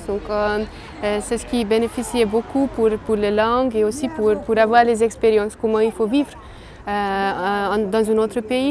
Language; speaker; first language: French; non-native, fluent; Hungarian